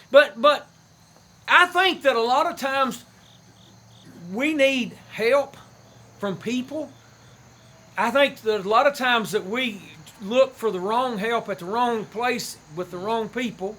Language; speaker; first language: English; native; English